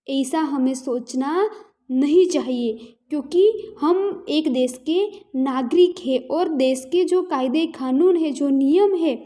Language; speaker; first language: Hindi; non-native, local second language; Gujarati